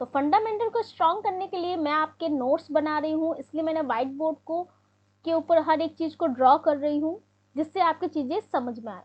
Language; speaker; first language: Hindi; native; Hindi